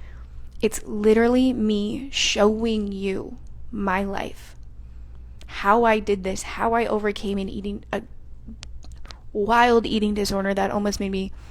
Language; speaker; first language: English; native; English